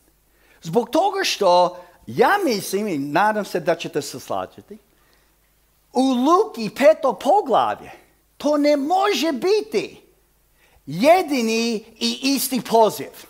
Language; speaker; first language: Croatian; early bilingual, heritage; Croatian